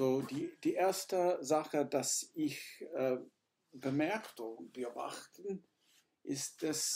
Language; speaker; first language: German; non-native, learner; English